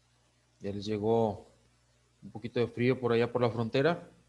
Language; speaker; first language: Spanish; native; Spanish